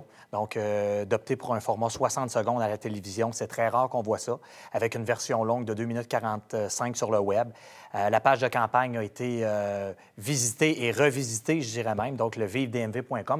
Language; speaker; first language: French; native; French